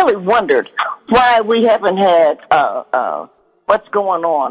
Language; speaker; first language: English; native; English